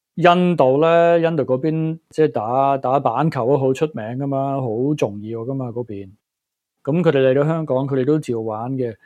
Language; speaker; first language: Cantonese; early bilingual, heritage; Cantonese